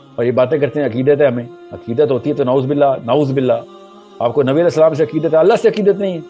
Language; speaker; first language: Urdu; early bilingual, heritage; Urdu